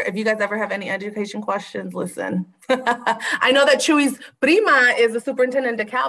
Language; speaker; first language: English; early bilingual, other home language; Spanish